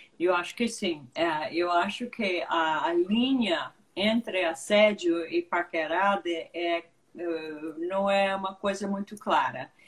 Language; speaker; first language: Portuguese; non-native, fluent; English